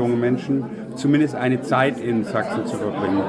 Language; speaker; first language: German; native; German